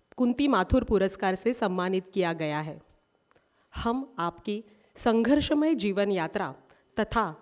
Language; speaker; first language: Hindi; non-native, local second language; Marathi